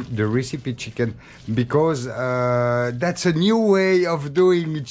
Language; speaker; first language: English; non-native, learner; French